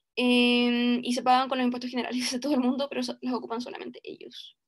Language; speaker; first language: Spanish; native; Spanish